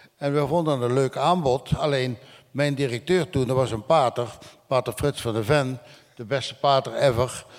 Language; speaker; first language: Dutch; non-native, local second language; Limburgish